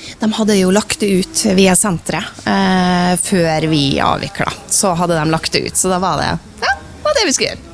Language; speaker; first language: Norwegian; native; Norwegian